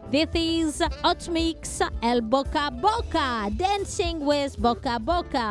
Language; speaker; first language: English; non-native, fluent; French